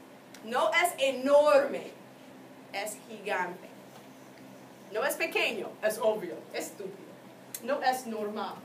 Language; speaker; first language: Spanish; non-native, fluent; English